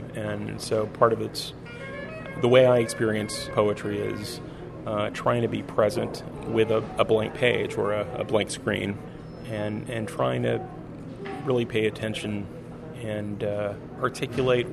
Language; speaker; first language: English; native; English